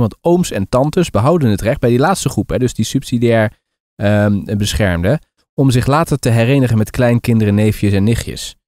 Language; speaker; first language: Dutch; native; Dutch